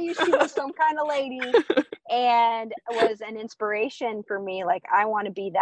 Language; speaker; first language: English; native; English